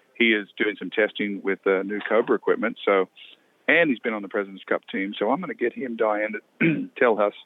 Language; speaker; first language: English; native; English